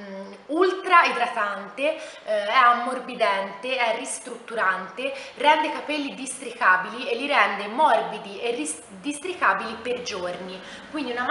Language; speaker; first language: Italian; native; Italian